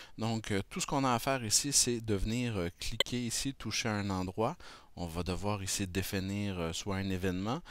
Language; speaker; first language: French; native; French